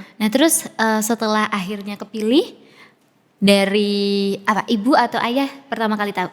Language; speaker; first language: Indonesian; native; Indonesian